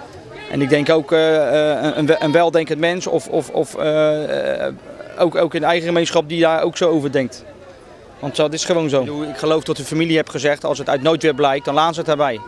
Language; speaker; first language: Dutch; native; Dutch